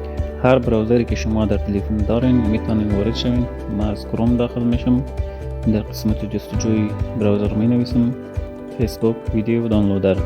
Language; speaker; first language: Persian; native; Persian